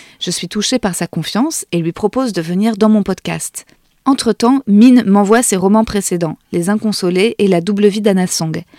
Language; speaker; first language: French; native; French